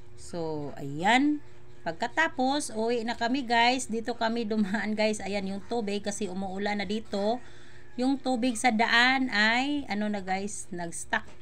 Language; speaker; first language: Filipino; non-native, local second language; Cebuano